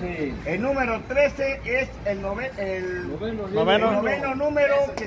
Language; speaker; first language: Spanish; native; Spanish